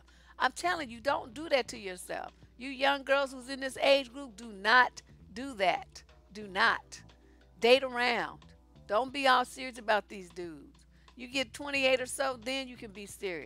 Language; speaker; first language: English; native; English